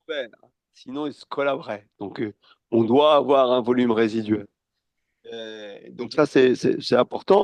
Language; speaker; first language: French; native; French